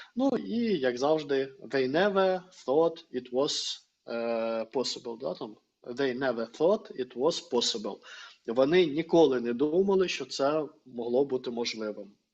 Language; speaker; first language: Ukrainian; non-native, local second language; Russian